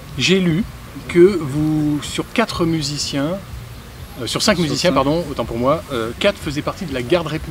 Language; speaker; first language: French; native; French